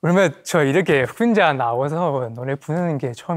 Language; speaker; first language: Korean; non-native, fluent; Chinese